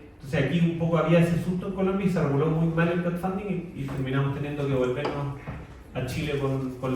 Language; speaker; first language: Spanish; native; Spanish